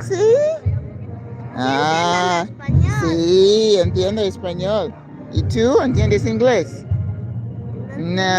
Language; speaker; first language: Spanish; non-native, learner; English